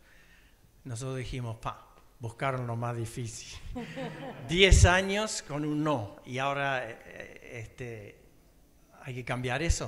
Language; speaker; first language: Spanish; early bilingual, other home language; English